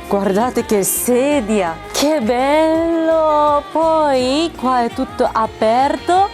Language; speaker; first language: Italian; non-native, fluent; Japanese